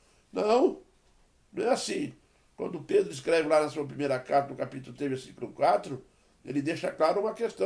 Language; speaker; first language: Portuguese; native; Portuguese